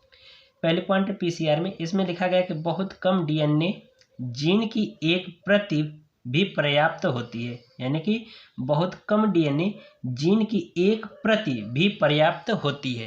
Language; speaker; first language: Hindi; native; Hindi